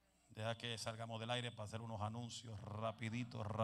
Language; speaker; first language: Spanish; early bilingual, heritage; Spanish